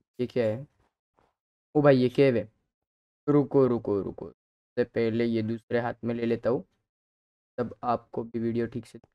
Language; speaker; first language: Hindi; native; Hindi